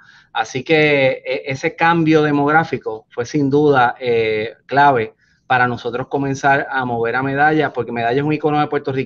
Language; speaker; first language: Spanish; native; Spanish